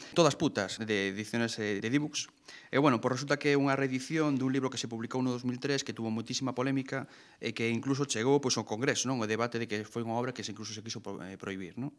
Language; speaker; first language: Galician; non-native, local second language; Spanish